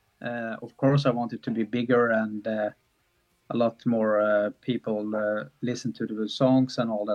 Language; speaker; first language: English; non-native, fluent; Swedish